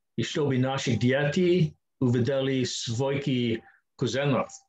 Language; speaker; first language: Russian; non-native, learner; English